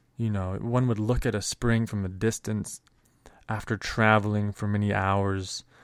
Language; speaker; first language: English; native; English